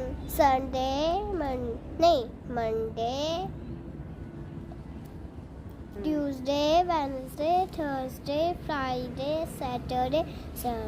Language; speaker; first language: Hindi; native; Hindi